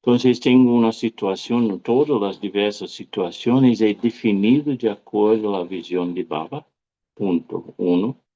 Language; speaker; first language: Spanish; non-native, fluent; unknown